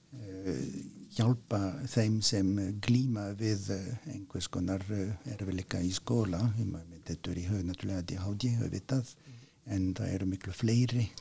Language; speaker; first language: Icelandic; non-native, fluent; French